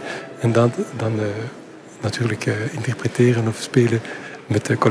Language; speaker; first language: Dutch; non-native, local second language; French